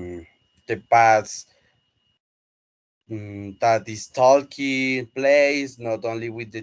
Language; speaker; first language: English; non-native, learner; Spanish